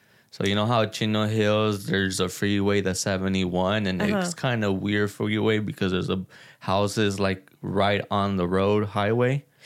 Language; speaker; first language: English; early bilingual, other home language; Spanish